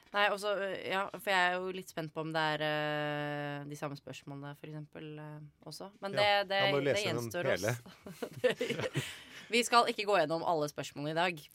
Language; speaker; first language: Norwegian; native; Norwegian